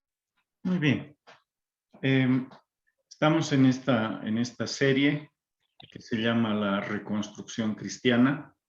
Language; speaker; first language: Spanish; native; Spanish